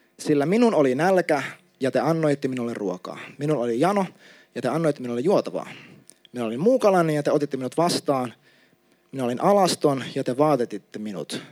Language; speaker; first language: Finnish; native; Finnish